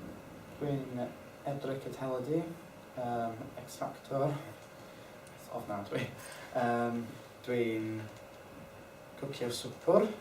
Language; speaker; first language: Welsh; non-native, learner; English